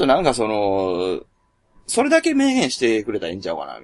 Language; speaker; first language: Japanese; native; Japanese